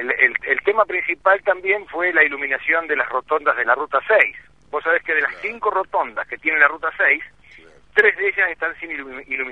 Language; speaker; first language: Spanish; native; Spanish